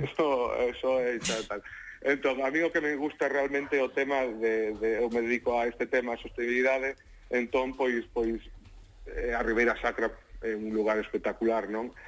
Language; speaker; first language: Galician; non-native, local second language; Spanish